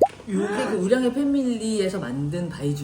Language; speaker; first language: Korean; native; Korean